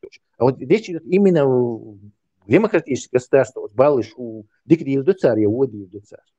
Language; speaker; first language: Russian; non-native, local second language; Chechen